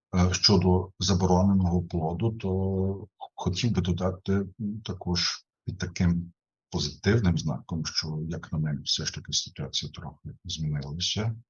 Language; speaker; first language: Ukrainian; non-native, fluent; German